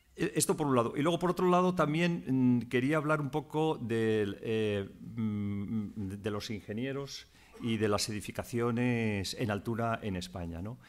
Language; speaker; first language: Spanish; native; Spanish